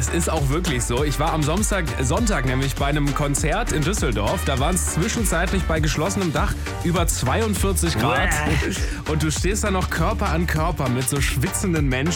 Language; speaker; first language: German; native; German